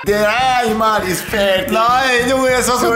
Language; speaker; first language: German; non-native, learner; Persian